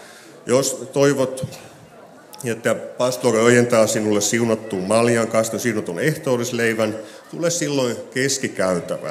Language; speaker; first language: Finnish; native; Finnish